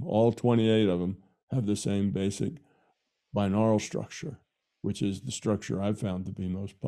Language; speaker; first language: English; native; English